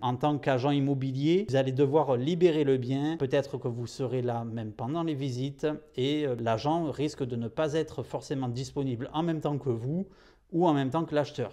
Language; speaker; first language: French; native; French